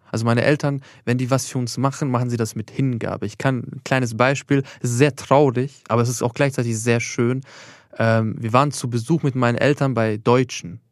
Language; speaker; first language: German; early bilingual, other home language; Albanian